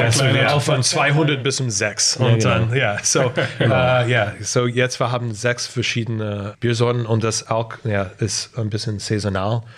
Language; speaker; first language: German; non-native, fluent; English